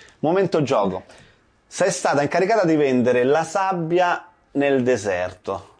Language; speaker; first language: Italian; native; Italian